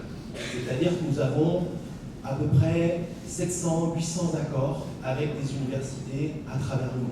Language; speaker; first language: French; native; French